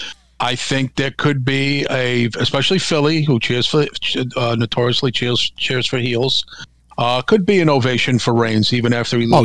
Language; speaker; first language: English; native; English